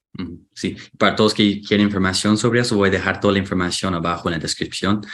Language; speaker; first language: Spanish; non-native, fluent; English